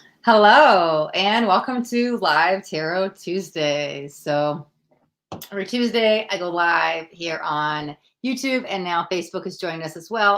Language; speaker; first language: English; native; English